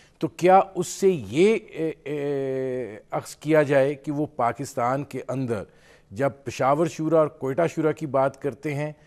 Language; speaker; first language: Urdu; native; Urdu